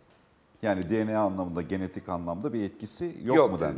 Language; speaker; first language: Turkish; native; Turkish